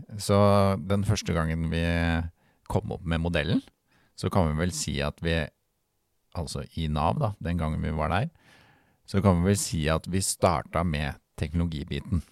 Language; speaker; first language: Norwegian; native; Norwegian